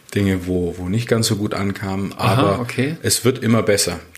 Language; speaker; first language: German; native; German